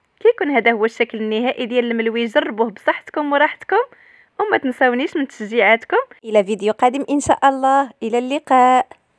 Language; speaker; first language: Arabic; native; Arabic